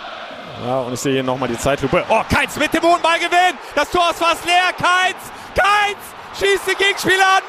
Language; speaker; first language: German; native; German